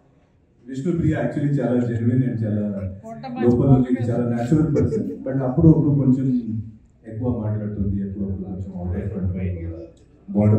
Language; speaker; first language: Telugu; non-native, fluent; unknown